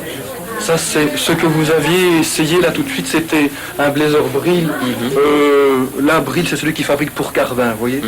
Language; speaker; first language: French; native; French